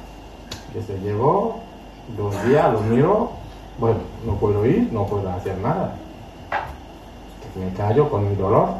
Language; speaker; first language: Spanish; non-native, learner; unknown